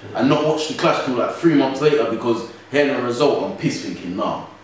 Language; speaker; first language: English; native; English